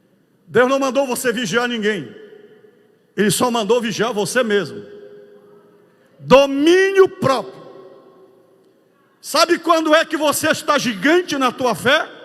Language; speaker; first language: Portuguese; native; Portuguese